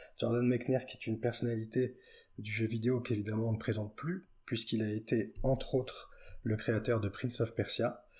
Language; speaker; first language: French; native; French